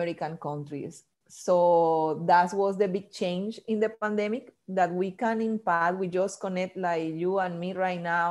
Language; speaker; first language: English; non-native, fluent; Spanish